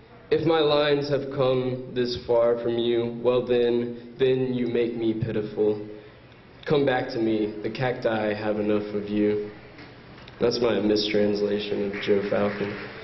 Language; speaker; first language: English; native; English